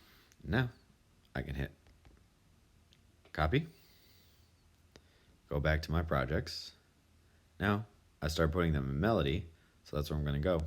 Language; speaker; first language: English; native; English